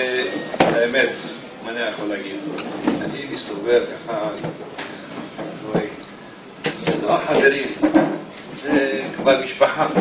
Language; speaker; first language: Hebrew; non-native, fluent; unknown